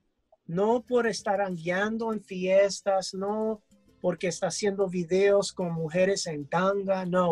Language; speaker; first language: Spanish; early bilingual, heritage; English